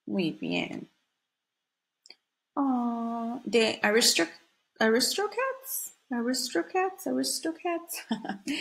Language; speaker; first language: Spanish; non-native, fluent; English